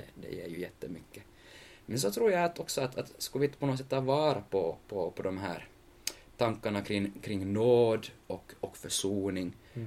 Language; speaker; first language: Swedish; native; Swedish